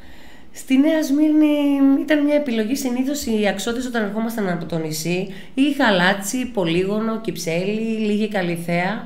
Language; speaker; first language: Greek; native; Greek